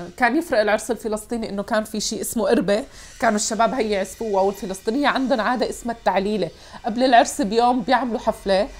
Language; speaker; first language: Arabic; native; Arabic